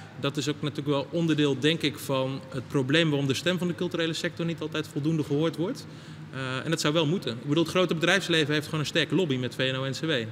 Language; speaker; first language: Dutch; native; Dutch